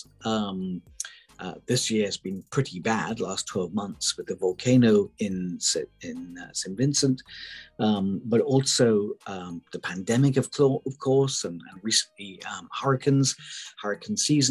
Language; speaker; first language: English; native; English